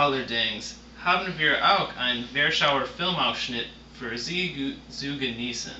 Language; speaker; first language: German; non-native, learner; English